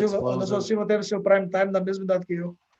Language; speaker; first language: Portuguese; native; Portuguese